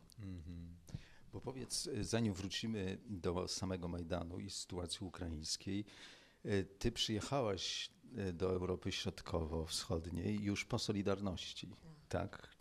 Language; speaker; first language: Polish; native; Polish